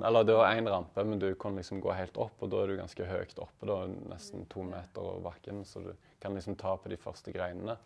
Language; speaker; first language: Norwegian; native; Norwegian